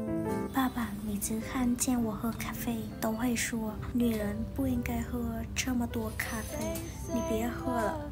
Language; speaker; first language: Chinese; non-native, learner; Vietnamese